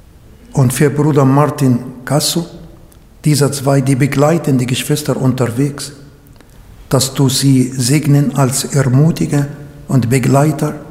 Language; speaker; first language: German; non-native, fluent; Arabic